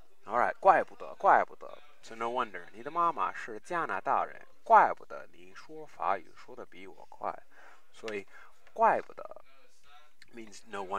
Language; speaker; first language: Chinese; non-native, fluent; English